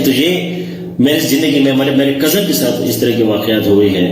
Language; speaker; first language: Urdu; non-native, local second language; Pashto